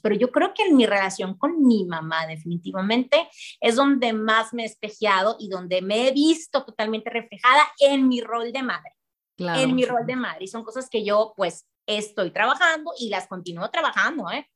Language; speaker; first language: Spanish; native; Spanish